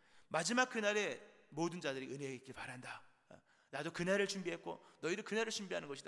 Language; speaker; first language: Korean; native; Korean